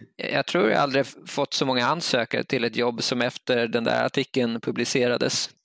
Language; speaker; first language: Swedish; native; Swedish